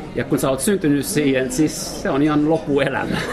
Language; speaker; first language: Finnish; non-native, fluent; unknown